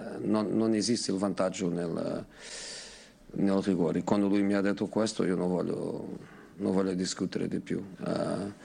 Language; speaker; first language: Italian; non-native, fluent; Portuguese